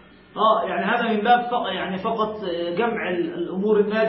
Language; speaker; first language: Arabic; native; Arabic